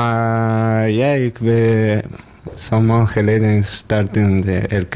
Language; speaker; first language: Dutch; non-native, learner; Spanish